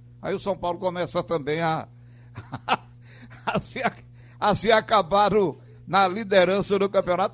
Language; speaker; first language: Portuguese; native; Portuguese